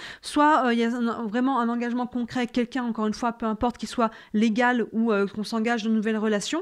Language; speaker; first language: French; native; French